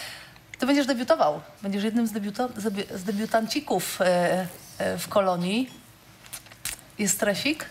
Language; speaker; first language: Polish; native; Polish